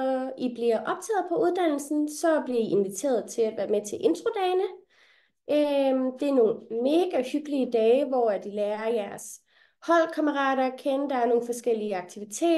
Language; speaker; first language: Danish; native; Danish